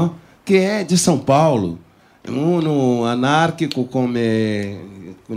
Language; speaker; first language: Italian; non-native, fluent; Portuguese